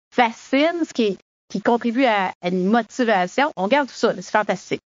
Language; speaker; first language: French; native; French